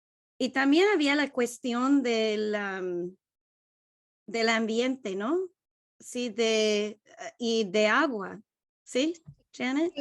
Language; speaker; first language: Spanish; non-native, learner; English